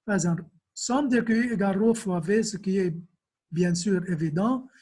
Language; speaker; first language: French; non-native, local second language; Arabic